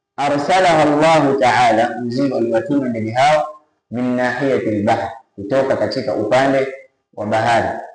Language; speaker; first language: Swahili; native; Swahili